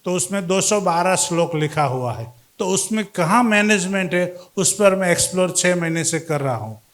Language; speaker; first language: Hindi; non-native, local second language; Gujarati